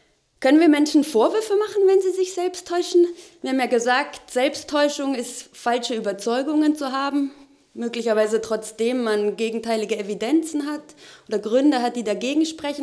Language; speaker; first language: German; native; German